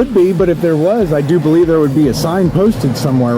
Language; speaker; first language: English; native; English